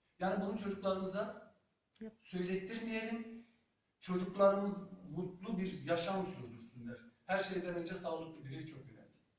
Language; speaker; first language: Turkish; non-native, local second language; Zaza